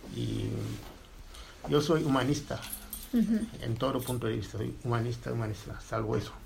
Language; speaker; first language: Spanish; non-native, fluent; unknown